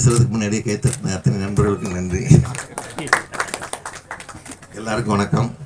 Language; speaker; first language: Tamil; native; Tamil